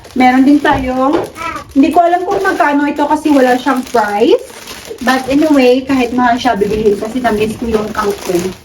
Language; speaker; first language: Filipino; non-native, local second language; Cebuano